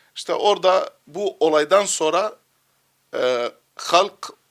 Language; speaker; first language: Turkish; non-native, fluent; Arabic